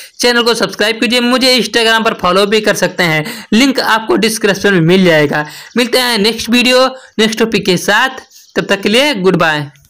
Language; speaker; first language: Hindi; native; Hindi